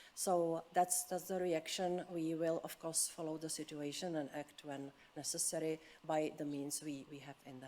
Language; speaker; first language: English; non-native, fluent; Czech